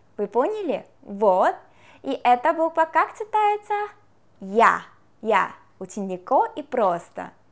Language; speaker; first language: Russian; non-native, fluent; Korean